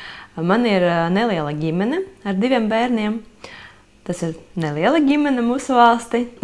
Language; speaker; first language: Latvian; non-native, local second language; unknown